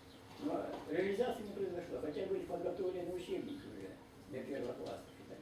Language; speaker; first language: Russian; native; Russian